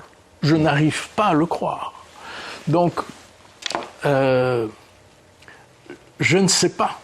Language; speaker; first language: French; early bilingual, other home language; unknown